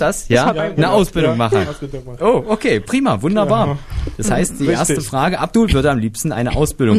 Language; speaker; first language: German; native; German